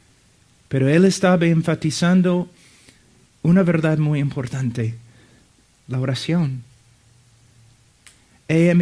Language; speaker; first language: Spanish; non-native, fluent; English